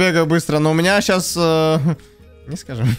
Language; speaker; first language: Russian; native; Russian